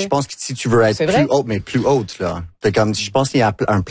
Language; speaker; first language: French; non-native, learner; English